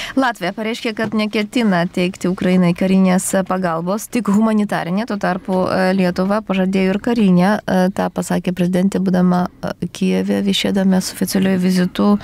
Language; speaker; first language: Lithuanian; non-native, local second language; Polish